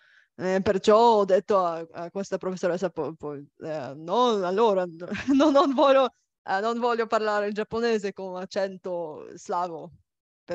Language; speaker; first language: Italian; non-native, fluent; Bulgarian